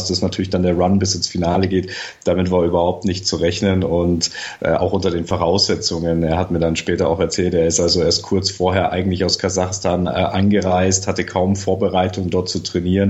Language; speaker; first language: German; native; German